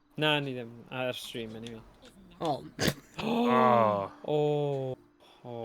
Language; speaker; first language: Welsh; native; Welsh